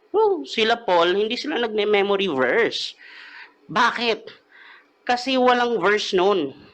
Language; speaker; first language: Filipino; native; Filipino